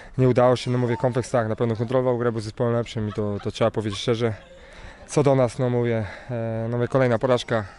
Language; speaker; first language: Polish; native; Polish